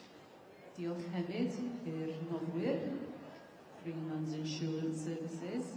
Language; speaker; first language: Welsh; native; Welsh